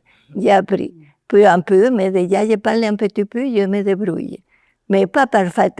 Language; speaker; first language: French; non-native, learner; Spanish